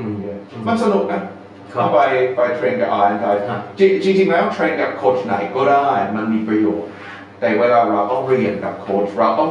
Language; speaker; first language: Thai; non-native, fluent; English